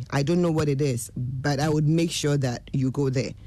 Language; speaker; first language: English; non-native, local second language; Akan